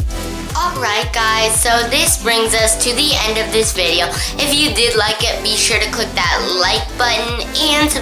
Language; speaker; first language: English; native; English